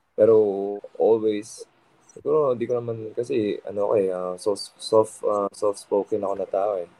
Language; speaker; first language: Filipino; non-native, local second language; Pampanga